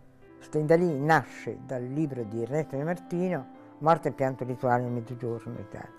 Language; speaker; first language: Italian; native; Italian